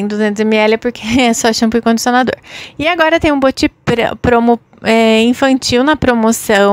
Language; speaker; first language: Portuguese; native; Portuguese